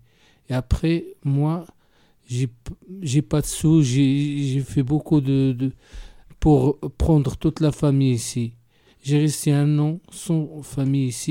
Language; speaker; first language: French; non-native, learner; Arabic